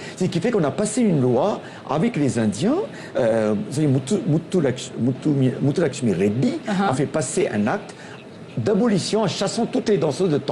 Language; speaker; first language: French; non-native, local second language; Tamil